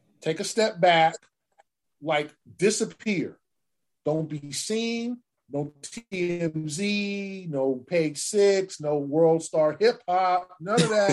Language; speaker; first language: English; native; English